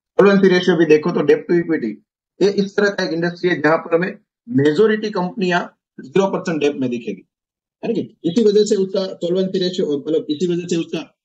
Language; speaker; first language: Hindi; non-native, local second language; Gujarati